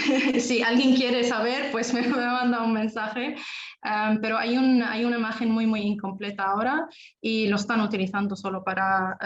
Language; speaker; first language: Spanish; non-native, fluent; Arabic